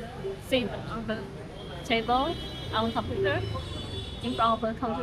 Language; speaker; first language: English; non-native, learner; Chinese